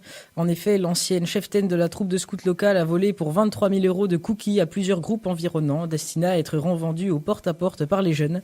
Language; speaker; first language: French; native; French